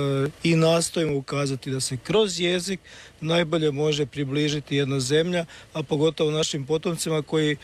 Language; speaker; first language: Serbian; native; Serbian